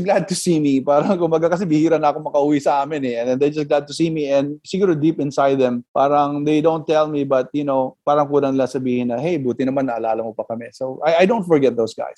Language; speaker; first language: English; non-native, local second language; Cebuano